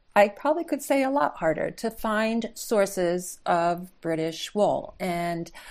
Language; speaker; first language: English; native; English